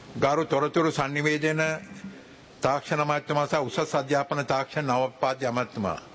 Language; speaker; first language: Sinhala; native; Sinhala